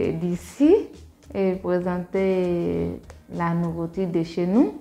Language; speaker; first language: French; non-native, learner; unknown